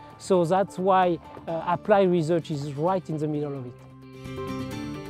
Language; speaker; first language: English; non-native, fluent; French